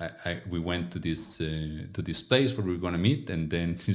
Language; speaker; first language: English; non-native, fluent; Spanish